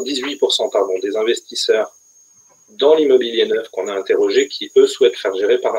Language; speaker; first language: French; native; French